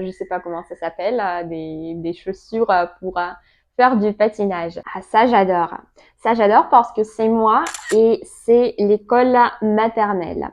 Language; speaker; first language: French; non-native, learner; Russian